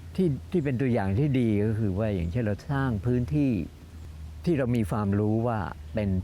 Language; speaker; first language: Thai; native; Thai